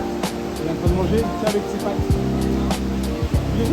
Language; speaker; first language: French; native; French